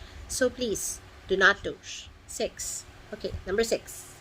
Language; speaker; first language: English; non-native, local second language; Filipino